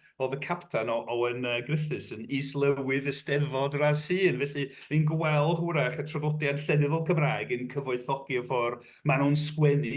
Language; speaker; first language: Welsh; non-native, fluent; English